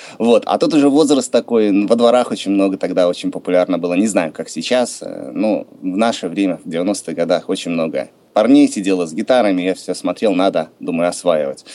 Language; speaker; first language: Russian; native; Russian